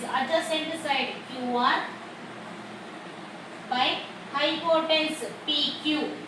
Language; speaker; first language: English; non-native, local second language; Telugu